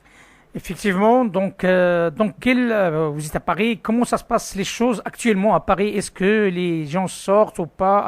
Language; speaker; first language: French; non-native, local second language; Arabic